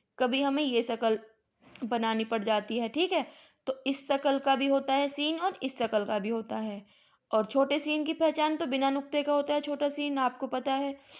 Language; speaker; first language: Hindi; native; Hindi